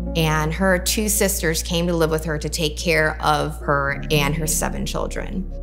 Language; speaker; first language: English; native; English